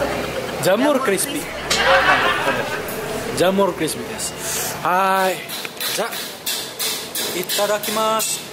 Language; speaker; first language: Japanese; non-native, learner; Indonesian